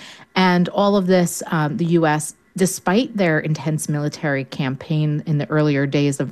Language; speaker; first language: English; native; English